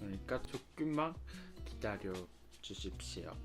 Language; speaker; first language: Korean; non-native, learner; Japanese